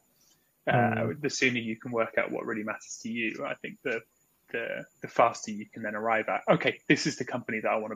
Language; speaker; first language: English; native; English